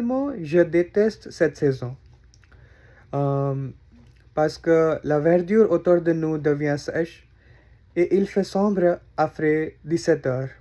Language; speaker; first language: French; non-native, learner; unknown